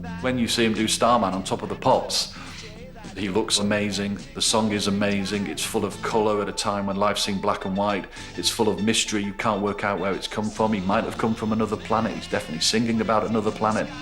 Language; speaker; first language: English; native; English